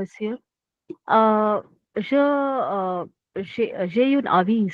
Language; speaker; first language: French; non-native, learner; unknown